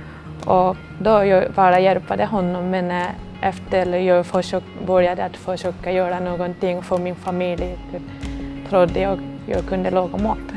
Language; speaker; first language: Swedish; non-native, learner; Japanese